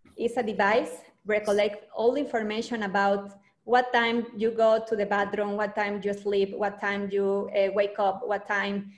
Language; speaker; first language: English; non-native, learner; Spanish